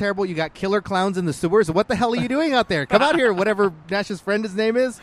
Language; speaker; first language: English; early bilingual, other home language; Spanish